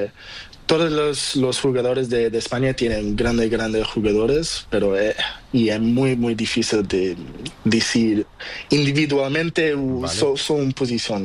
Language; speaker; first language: Spanish; non-native, learner; Portuguese